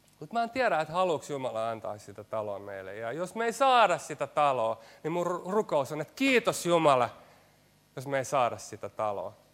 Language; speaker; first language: Finnish; native; Finnish